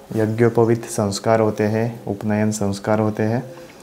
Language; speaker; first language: Hindi; non-native, local second language; Marathi